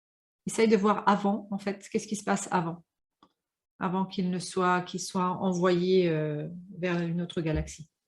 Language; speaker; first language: French; native; French